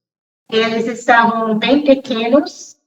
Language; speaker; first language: Portuguese; non-native, fluent; English